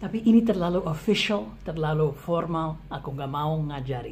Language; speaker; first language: Indonesian; non-native, fluent; English